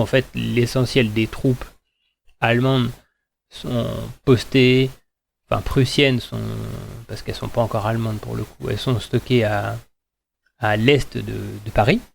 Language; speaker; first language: French; native; French